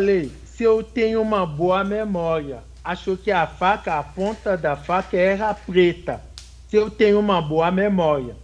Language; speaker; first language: Portuguese; non-native, fluent; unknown